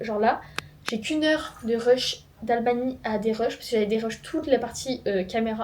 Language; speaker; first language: French; native; French